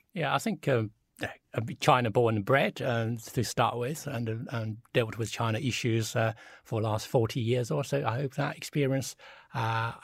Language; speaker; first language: English; early bilingual, other home language; Chinese